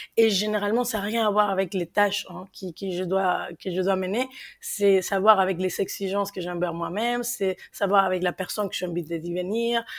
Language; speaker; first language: French; non-native, fluent; Spanish